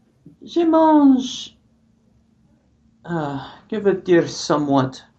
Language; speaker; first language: French; non-native, learner; English